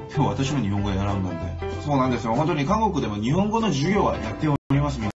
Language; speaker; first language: Japanese; non-native, fluent; Korean